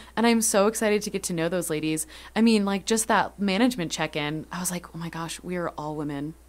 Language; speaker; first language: English; native; English